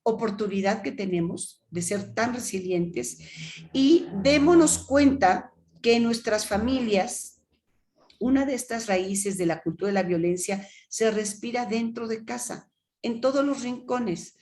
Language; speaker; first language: Spanish; native; Spanish